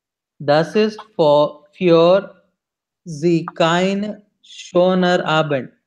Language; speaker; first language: German; non-native, learner; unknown